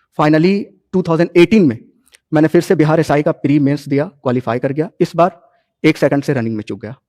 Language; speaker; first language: Hindi; native; Hindi